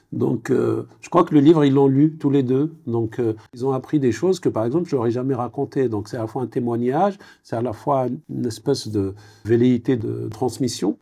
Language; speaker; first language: French; non-native, local second language; Kabyle